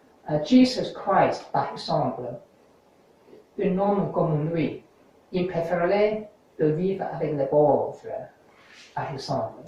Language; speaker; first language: French; non-native, learner; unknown